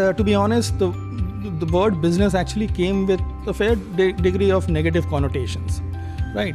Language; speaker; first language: English; non-native, local second language; Hindi